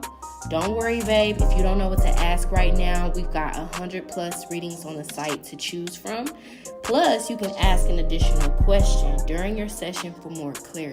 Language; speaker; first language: English; native; English